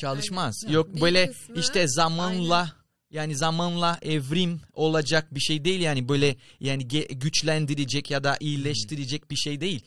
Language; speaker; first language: Turkish; non-native, fluent; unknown